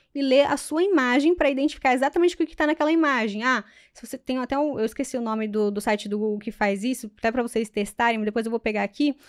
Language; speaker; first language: Portuguese; native; Portuguese